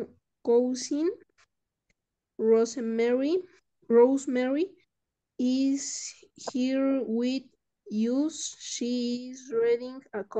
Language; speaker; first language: English; non-native, learner; Spanish